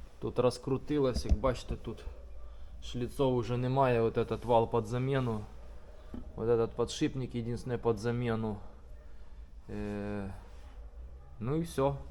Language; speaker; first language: Ukrainian; native; Ukrainian